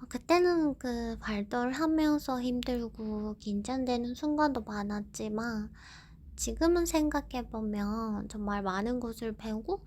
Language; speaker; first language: Korean; non-native, fluent; Japanese